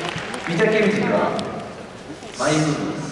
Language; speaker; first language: Japanese; native; Japanese